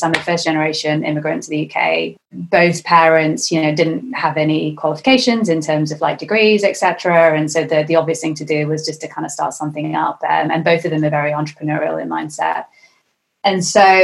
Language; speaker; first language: English; native; English